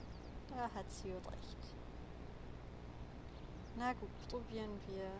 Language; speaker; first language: German; native; German